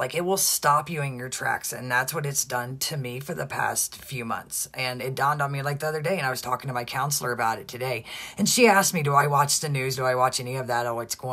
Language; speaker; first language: English; native; English